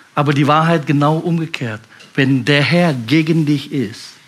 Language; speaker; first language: German; non-native, fluent; Indonesian